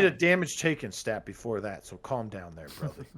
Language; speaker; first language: English; native; English